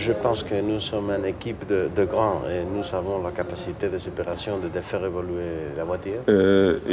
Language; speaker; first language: French; non-native, fluent; Spanish